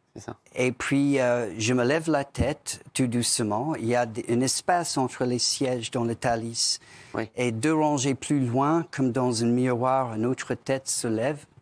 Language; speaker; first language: French; non-native, fluent; English